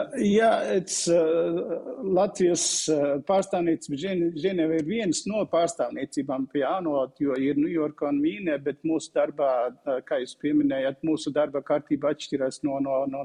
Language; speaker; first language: Latvian; non-native, fluent; Uzbek